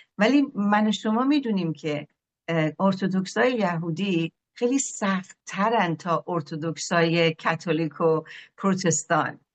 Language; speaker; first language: Persian; native; Persian